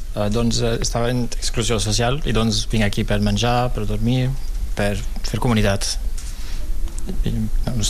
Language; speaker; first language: Catalan; non-native, local second language; Spanish